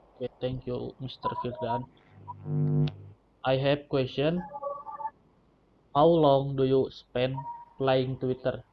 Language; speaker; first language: English; non-native, learner; Indonesian